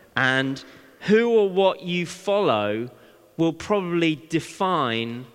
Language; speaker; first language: English; native; English